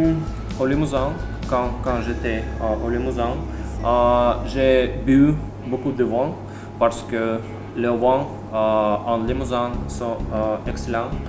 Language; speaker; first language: French; non-native, learner; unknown